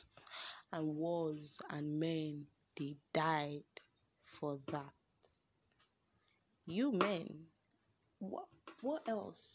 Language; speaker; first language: English; non-native, local second language; Yoruba